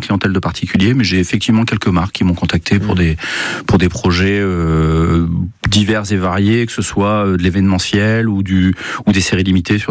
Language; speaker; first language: French; native; French